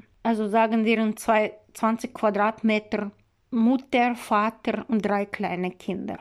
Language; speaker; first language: German; non-native, learner; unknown